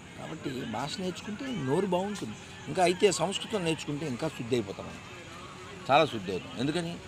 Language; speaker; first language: Telugu; non-native, fluent; Hindi